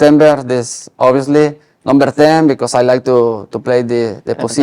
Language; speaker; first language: English; non-native, learner; Spanish